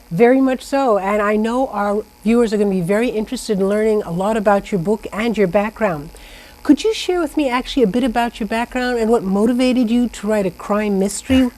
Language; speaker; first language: English; native; English